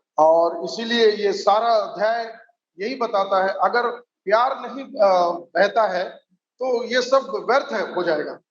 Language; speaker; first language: Hindi; non-native, local second language; Marathi